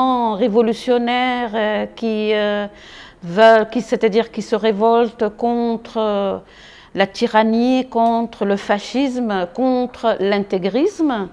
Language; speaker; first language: French; non-native, local second language; Arabic